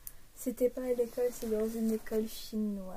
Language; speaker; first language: French; early bilingual, heritage; English